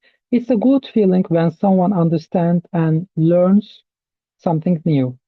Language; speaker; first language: English; non-native, fluent; Turkish